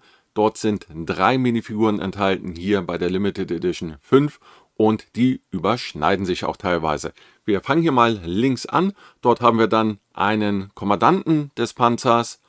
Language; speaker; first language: German; native; German